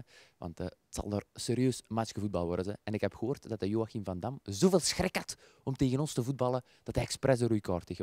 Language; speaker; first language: Dutch; native; Dutch